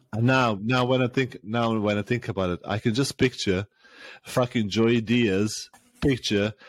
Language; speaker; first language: English; non-native, fluent; Serbian